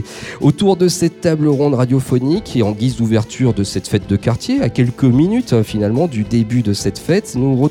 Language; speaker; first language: French; native; French